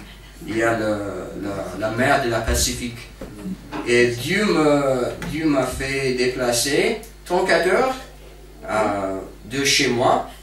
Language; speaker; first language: French; non-native, fluent; English